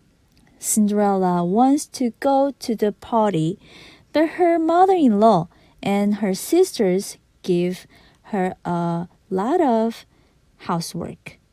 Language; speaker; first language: English; non-native, fluent; Japanese